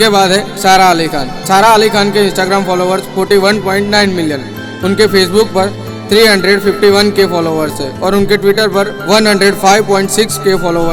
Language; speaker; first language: Hindi; native; Hindi